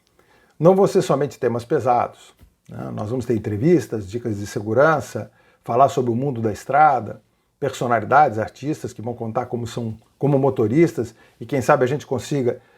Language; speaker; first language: Portuguese; native; Portuguese